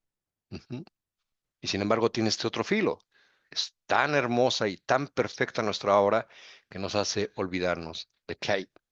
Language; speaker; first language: Spanish; native; Spanish